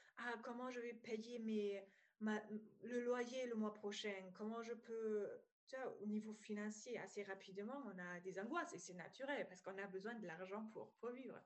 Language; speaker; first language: French; non-native, fluent; German